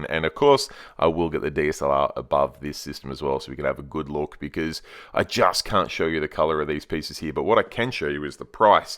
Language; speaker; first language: English; native; English